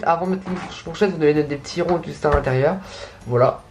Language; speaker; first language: French; native; French